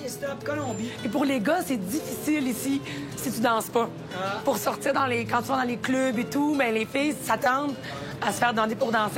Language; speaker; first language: French; native; French